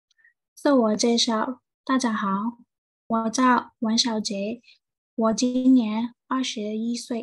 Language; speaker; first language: Chinese; non-native, learner; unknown